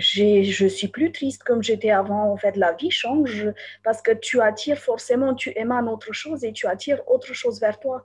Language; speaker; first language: French; native; French